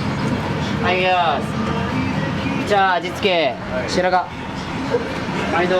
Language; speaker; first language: Japanese; native; Japanese